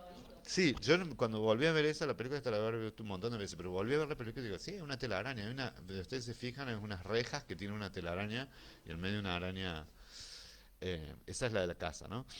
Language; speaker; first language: Spanish; native; Spanish